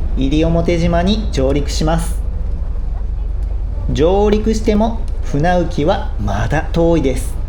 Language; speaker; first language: Japanese; native; Japanese